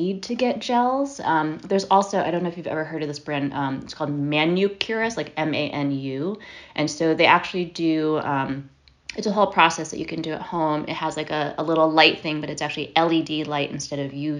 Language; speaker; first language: English; native; English